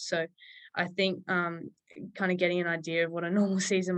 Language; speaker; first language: English; native; English